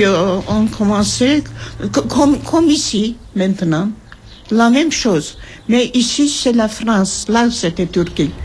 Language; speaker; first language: French; early bilingual, other home language; Armenian